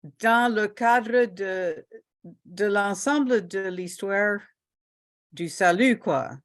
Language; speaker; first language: French; non-native, local second language; Haitian Creole